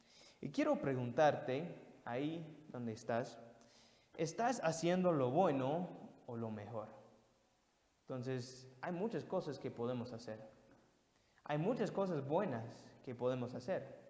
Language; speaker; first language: Spanish; non-native, fluent; English